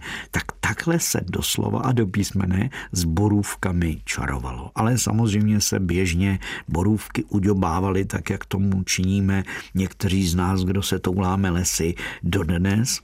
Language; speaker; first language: Czech; native; Czech